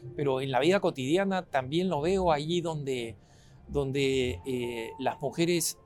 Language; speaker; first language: Spanish; native; Spanish